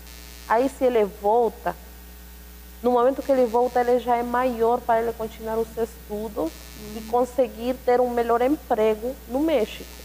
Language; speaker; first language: Portuguese; non-native, fluent; Spanish